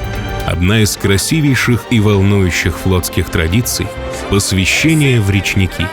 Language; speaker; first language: Russian; native; Russian